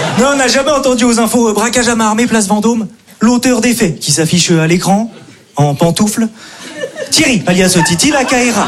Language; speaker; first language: French; native; French